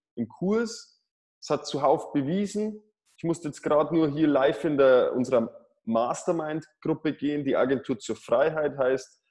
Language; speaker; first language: German; native; German